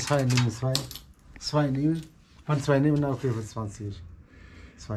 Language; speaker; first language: German; non-native, learner; Arabic